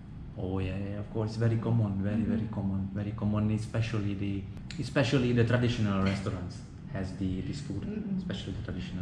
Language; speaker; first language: English; non-native, learner; Hungarian